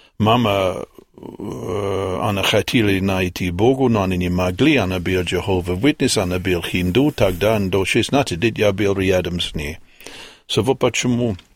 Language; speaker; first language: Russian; non-native, learner; English